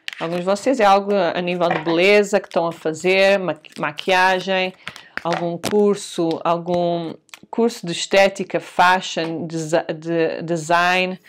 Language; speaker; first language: Portuguese; early bilingual, heritage; Portuguese